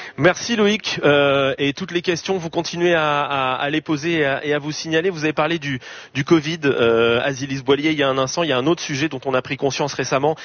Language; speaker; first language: French; native; French